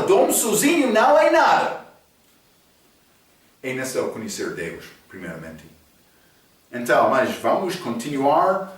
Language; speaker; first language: Portuguese; non-native, learner; English